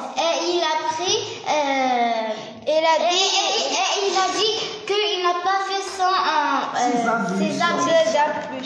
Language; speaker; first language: French; non-native, learner; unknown